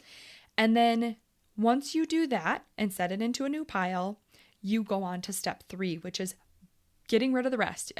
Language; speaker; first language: English; native; English